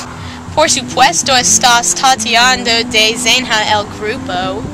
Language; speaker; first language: Spanish; non-native, learner; English